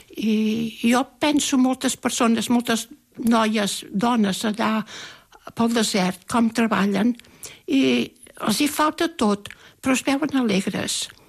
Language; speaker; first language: Catalan; native; Catalan